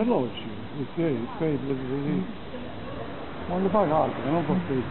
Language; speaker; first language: Italian; non-native, learner; Ukrainian